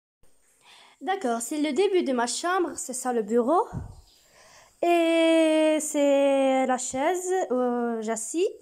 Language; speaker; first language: French; non-native, learner; Arabic